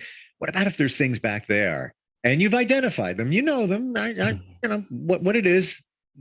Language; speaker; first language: English; native; English